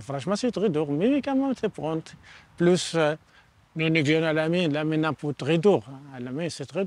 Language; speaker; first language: French; non-native, learner; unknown